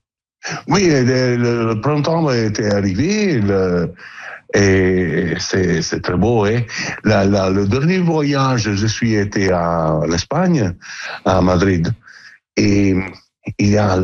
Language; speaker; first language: French; non-native, learner; Italian